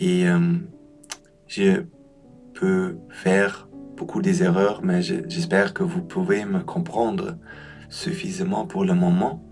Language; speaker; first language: French; non-native, learner; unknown